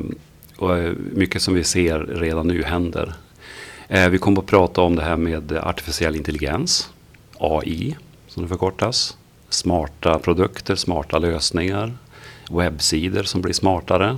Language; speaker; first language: Swedish; native; Swedish